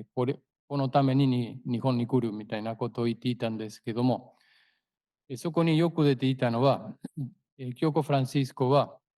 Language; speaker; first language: Japanese; non-native, fluent; Spanish